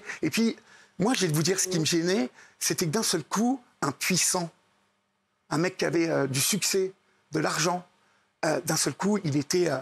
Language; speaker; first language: French; native; French